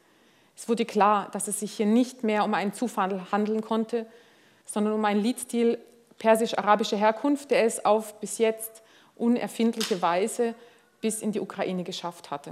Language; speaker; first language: German; non-native, fluent; Hungarian